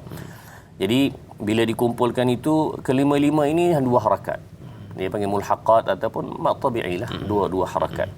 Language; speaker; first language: Malay; native; Malay